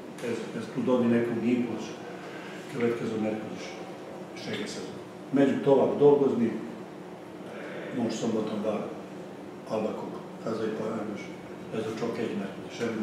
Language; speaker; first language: Hungarian; non-native, learner; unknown